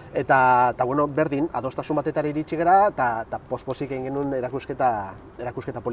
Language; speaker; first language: Basque; native; Basque